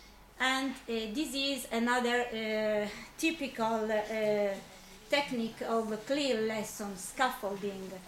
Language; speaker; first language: English; non-native, fluent; Italian